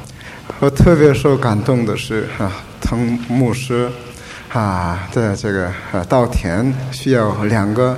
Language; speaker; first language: Chinese; non-native, fluent; Korean